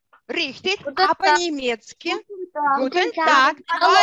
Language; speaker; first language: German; non-native, fluent; Russian